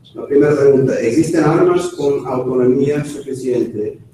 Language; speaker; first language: Spanish; non-native, fluent; English